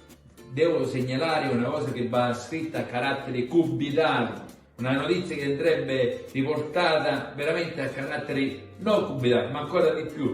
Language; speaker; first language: Italian; native; Italian